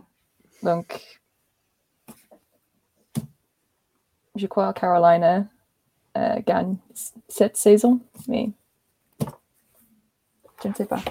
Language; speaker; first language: French; non-native, learner; English